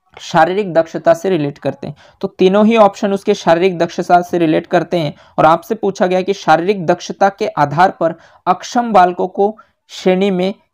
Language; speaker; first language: Hindi; native; Hindi